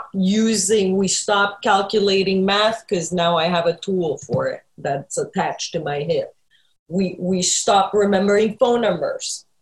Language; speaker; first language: English; native; English